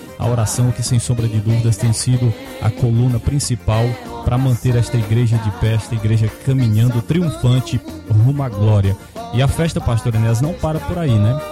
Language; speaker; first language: Portuguese; native; Portuguese